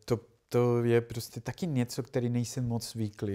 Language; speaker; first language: Czech; non-native, learner; Spanish